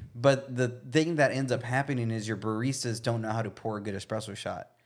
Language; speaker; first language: English; native; English